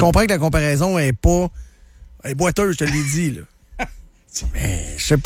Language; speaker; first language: French; native; French